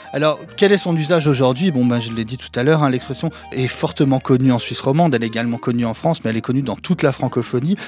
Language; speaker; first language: French; native; French